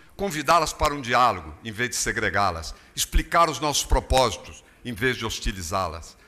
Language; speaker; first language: Portuguese; native; Portuguese